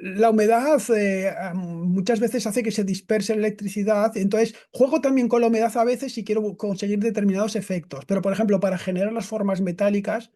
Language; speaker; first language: Spanish; native; Spanish